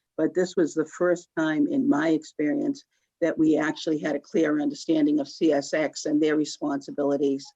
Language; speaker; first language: English; native; English